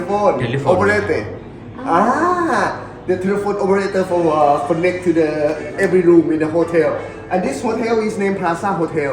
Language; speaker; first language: English; non-native, learner; Thai